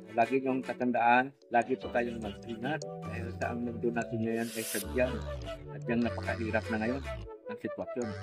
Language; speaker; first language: Filipino; non-native, local second language; Cebuano